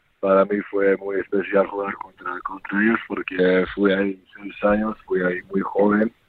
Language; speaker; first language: Spanish; non-native, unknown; Serbian